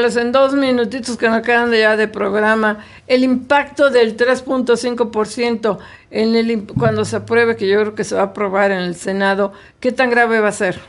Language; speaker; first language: Spanish; native; Spanish